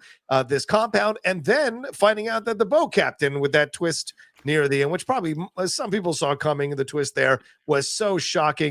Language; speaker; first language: English; native; English